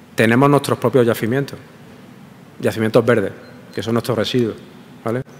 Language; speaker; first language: Spanish; native; Spanish